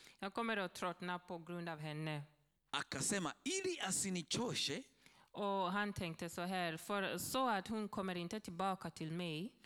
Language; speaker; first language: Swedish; non-native, learner; Swahili